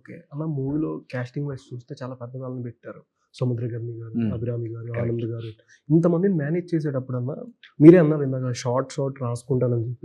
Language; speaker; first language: Telugu; native; Telugu